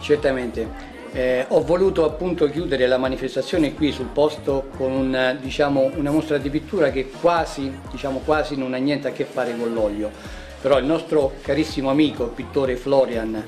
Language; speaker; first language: Italian; native; Italian